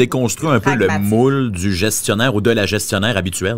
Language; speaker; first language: French; native; French